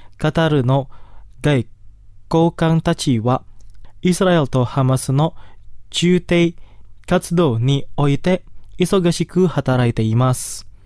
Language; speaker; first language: Japanese; non-native, fluent; Indonesian